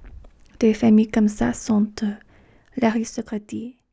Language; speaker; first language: French; non-native, fluent; English